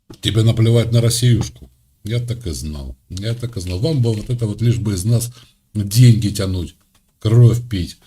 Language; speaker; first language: Russian; native; Russian